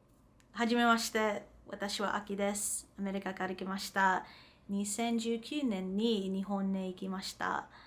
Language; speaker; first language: Japanese; non-native, learner; English